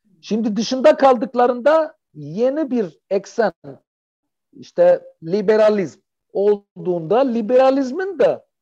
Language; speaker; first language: Turkish; non-native, fluent; Arabic